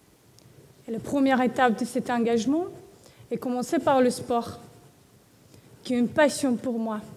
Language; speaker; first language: French; non-native, learner; Russian